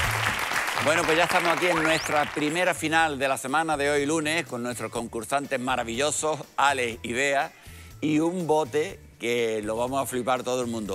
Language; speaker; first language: Spanish; native; Spanish